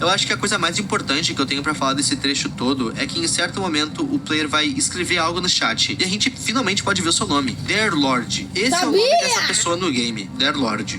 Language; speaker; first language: Portuguese; native; Portuguese